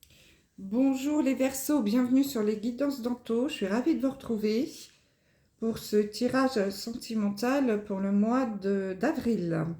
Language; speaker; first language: French; native; French